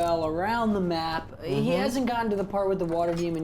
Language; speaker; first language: English; native; English